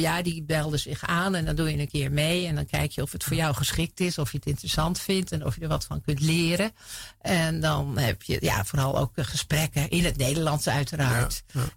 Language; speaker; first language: Dutch; native; Dutch